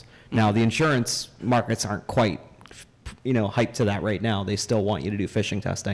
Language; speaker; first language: English; native; English